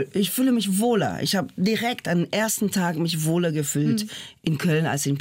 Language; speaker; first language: German; non-native, fluent; Portuguese